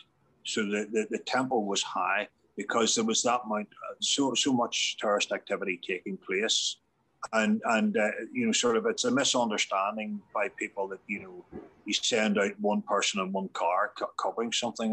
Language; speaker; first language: English; native; English